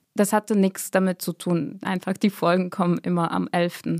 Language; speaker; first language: German; non-native, fluent; Bulgarian